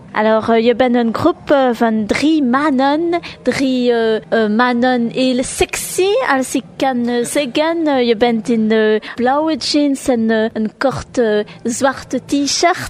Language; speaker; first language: Dutch; non-native, local second language; French